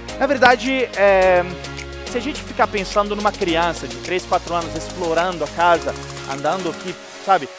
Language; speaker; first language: Portuguese; non-native, fluent; Italian